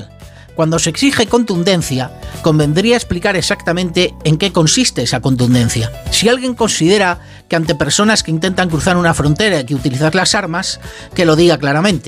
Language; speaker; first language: Spanish; native; Spanish